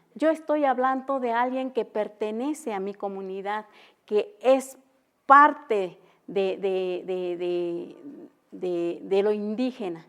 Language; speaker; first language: Spanish; non-native, local second language; Mixtepec Mixtec